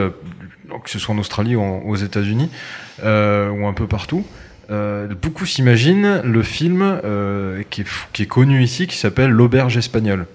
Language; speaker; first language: French; native; French